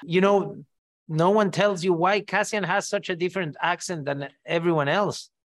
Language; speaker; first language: English; non-native, fluent; Spanish